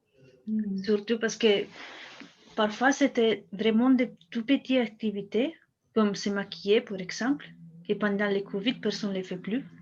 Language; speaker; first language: French; non-native, fluent; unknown